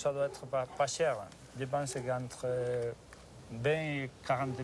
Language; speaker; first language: French; non-native, fluent; Spanish